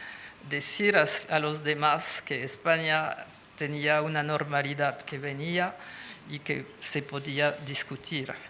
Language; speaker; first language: Spanish; non-native, fluent; French